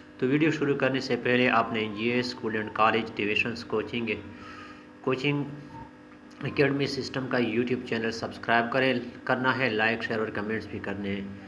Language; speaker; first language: Urdu; non-native, local second language; Pashto